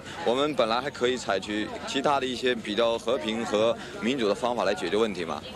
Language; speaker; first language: Chinese; native; Chinese